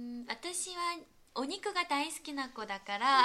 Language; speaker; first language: Japanese; non-native, fluent; Korean